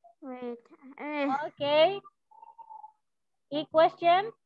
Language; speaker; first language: English; non-native, learner; Indonesian